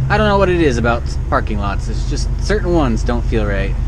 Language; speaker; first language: English; native; English